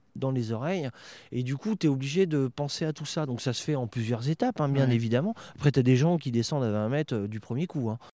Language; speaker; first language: French; native; French